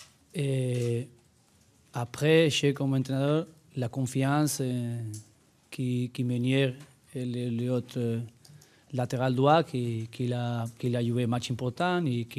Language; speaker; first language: French; non-native, learner; Spanish